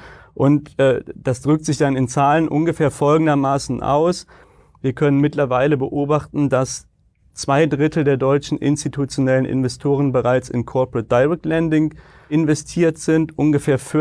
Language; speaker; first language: German; native; German